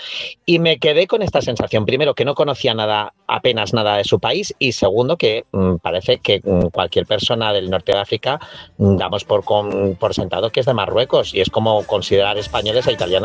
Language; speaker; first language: Spanish; native; Spanish